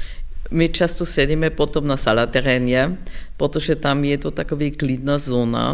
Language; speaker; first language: Czech; non-native, learner; German